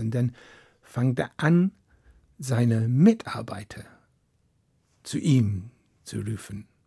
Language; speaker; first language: German; non-native, fluent; English